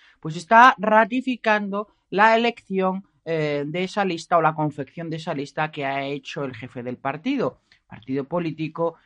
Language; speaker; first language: Spanish; native; Spanish